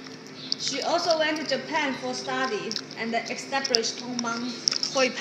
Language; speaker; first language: English; non-native, fluent; Chinese